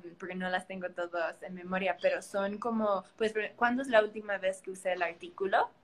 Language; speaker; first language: Spanish; early bilingual, heritage; Spanish